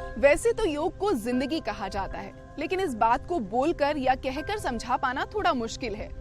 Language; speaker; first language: Hindi; native; Hindi